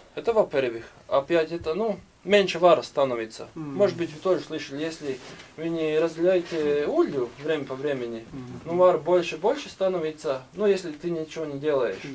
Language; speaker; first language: Russian; non-native, learner; Latvian